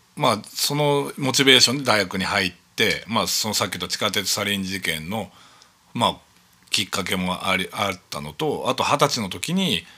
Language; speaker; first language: Japanese; native; Japanese